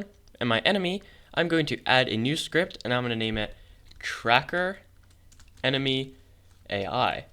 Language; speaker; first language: English; native; English